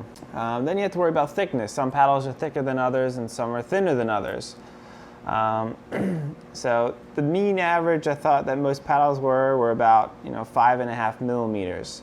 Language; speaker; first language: English; native; English